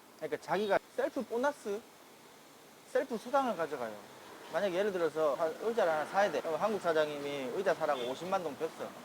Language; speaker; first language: Korean; native; Korean